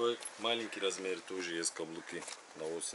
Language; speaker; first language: Russian; non-native, learner; Turkish